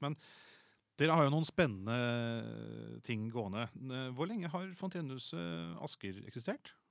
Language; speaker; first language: Norwegian; native; Norwegian